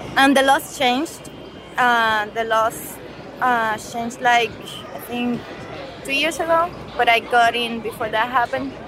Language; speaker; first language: English; non-native, fluent; Spanish